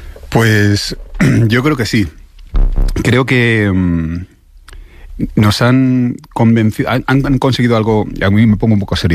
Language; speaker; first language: Spanish; native; Spanish